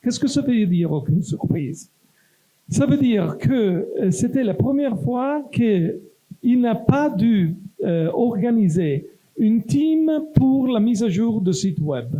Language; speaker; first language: French; non-native, local second language; Italian